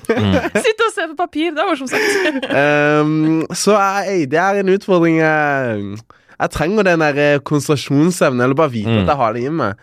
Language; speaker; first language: Norwegian; early bilingual, other home language; Persian